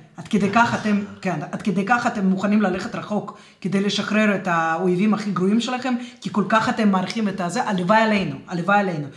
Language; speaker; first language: Hebrew; non-native, fluent; Russian